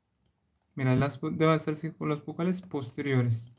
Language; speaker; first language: Spanish; non-native, learner; Turkish